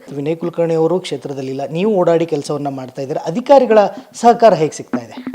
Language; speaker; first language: Kannada; native; Kannada